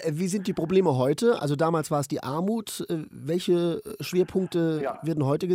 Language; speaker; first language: German; native; German